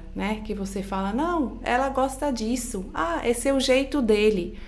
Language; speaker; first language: Portuguese; non-native, fluent; Swiss German